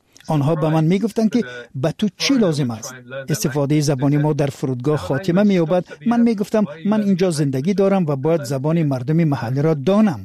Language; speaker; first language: Persian; non-native, fluent; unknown